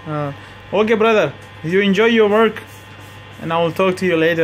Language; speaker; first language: English; non-native, learner; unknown